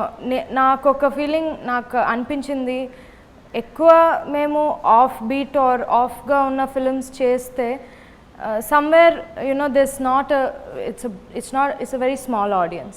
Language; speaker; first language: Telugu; non-native, fluent; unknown